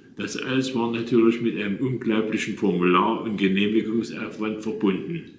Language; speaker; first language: German; native; German